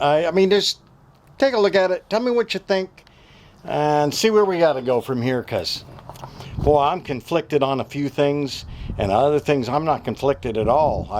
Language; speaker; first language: English; native; English